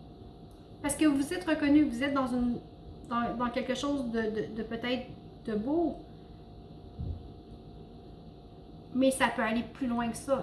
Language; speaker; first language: French; native; French